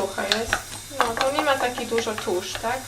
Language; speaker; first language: Polish; non-native, learner; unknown